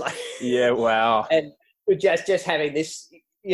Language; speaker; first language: English; native; English